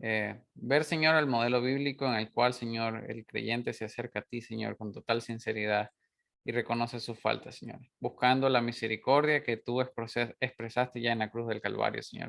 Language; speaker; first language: Spanish; native; Spanish